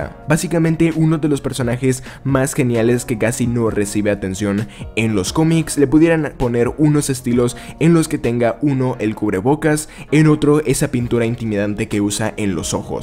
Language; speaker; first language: Spanish; native; Spanish